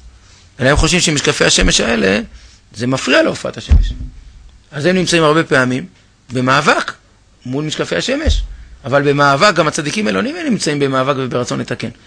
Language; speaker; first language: Hebrew; native; Hebrew